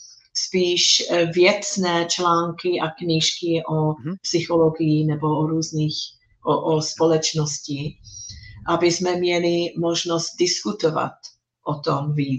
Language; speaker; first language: Czech; non-native, fluent; English